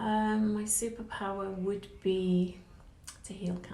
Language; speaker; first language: English; native; English